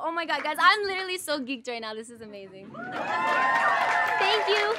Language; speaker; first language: English; native; English